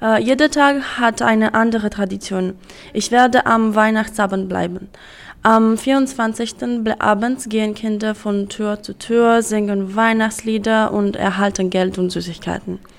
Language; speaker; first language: German; non-native, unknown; Romanian